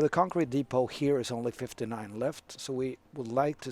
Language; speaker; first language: English; non-native, fluent; Swedish